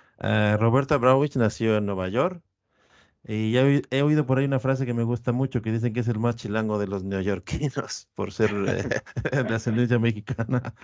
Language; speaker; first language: Spanish; native; Spanish